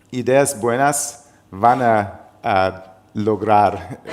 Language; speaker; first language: Spanish; non-native, learner; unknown